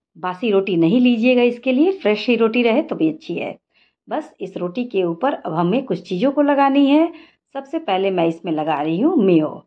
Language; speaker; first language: Hindi; native; Hindi